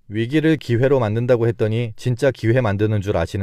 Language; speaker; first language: Korean; native; Korean